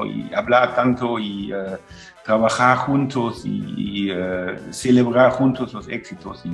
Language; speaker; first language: Spanish; non-native, fluent; German